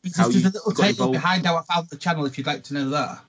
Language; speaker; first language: English; native; English